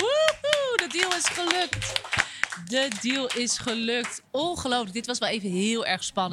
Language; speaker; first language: Dutch; native; Dutch